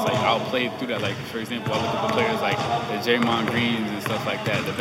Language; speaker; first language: English; native; English